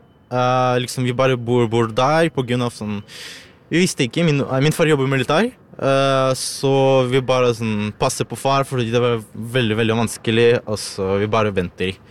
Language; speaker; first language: Norwegian; non-native, learner; Ukrainian